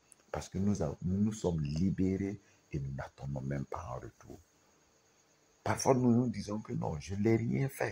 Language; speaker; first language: French; non-native, local second language; Mossi